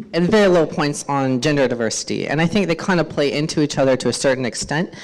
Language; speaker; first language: English; native; English